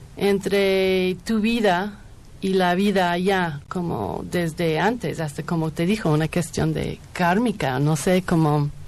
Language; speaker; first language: Spanish; non-native, learner; English